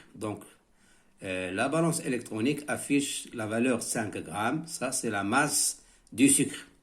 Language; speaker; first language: French; non-native, local second language; Arabic